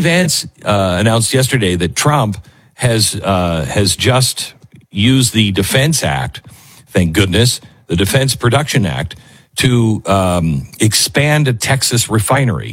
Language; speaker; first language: English; native; English